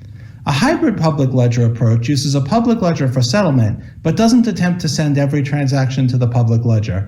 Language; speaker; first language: English; native; English